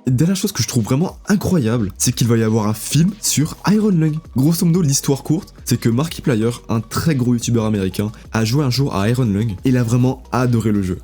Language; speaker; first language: French; native; French